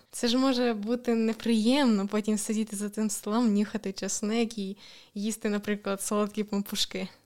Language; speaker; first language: Ukrainian; native; Ukrainian